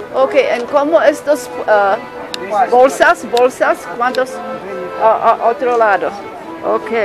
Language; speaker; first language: Spanish; non-native, learner; English